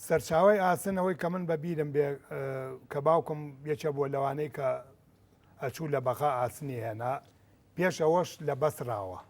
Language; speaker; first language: Central Kurdish; native; Central Kurdish